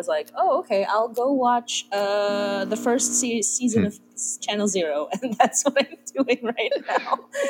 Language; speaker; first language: English; non-native, local second language; Filipino